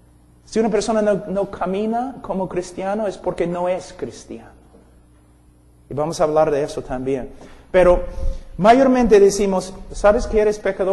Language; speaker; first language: Spanish; non-native, fluent; English